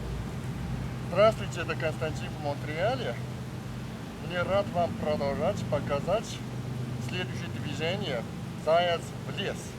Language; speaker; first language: Russian; non-native, learner; Chinese